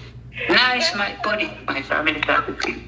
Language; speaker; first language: English; non-native, learner; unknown